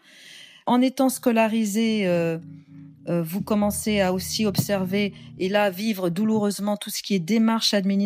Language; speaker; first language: French; native; French